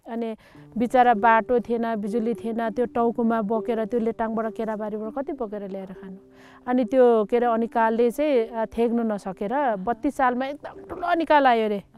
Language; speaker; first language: Nepali; native; Nepali